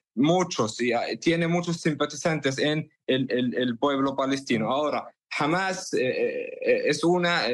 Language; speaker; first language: Spanish; non-native, fluent; Arabic